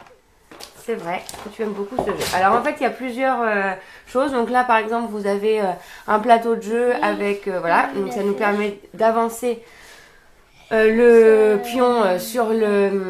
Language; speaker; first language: French; native; French